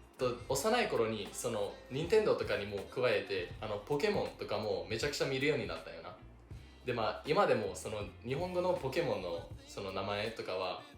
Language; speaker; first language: Japanese; non-native, fluent; English